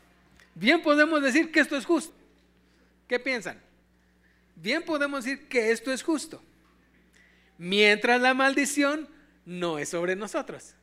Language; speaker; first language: Spanish; native; Spanish